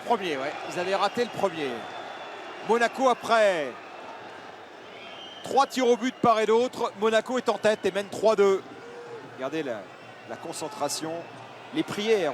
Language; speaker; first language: French; native; French